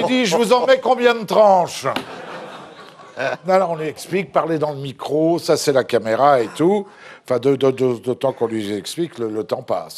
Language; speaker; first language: French; native; French